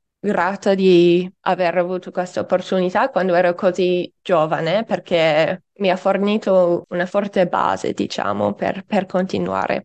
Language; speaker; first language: Italian; non-native, fluent; English